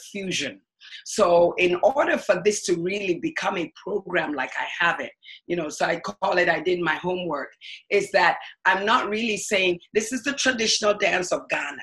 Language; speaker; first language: English; non-native, local second language; Akan